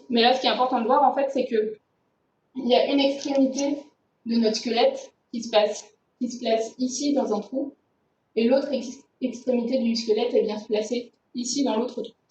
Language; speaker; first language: French; native; French